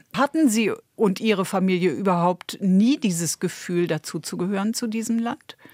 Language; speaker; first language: German; native; German